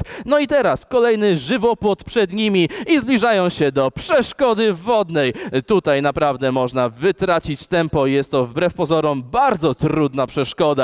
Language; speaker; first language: Polish; native; Polish